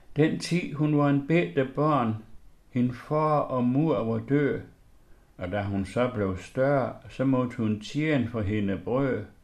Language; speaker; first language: Danish; native; Danish